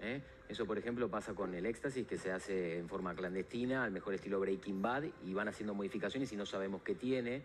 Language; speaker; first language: Spanish; native; Spanish